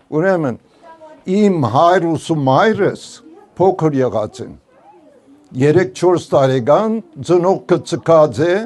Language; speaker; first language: Armenian; non-native, local second language; Turkish